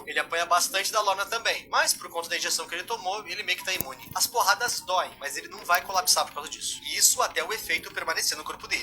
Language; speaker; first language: Portuguese; native; Portuguese